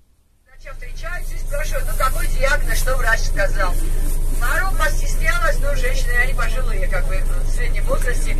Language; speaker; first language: Russian; non-native, fluent; Georgian